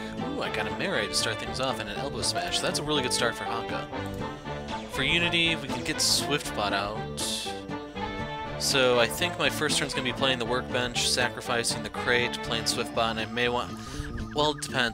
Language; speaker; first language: English; native; English